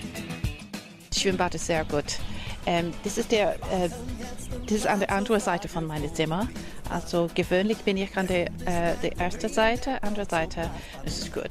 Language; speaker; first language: German; non-native, learner; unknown